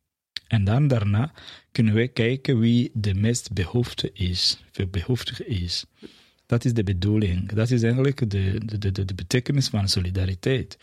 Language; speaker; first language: Dutch; non-native, fluent; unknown